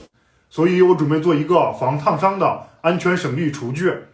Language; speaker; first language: Chinese; native; Chinese